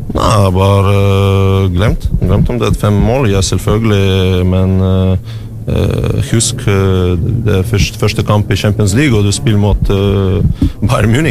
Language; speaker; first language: Norwegian; non-native, learner; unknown